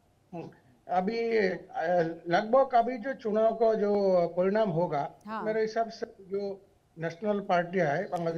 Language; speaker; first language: Hindi; non-native, local second language; Bangla